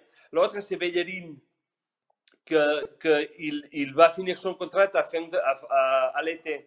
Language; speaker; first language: French; non-native, fluent; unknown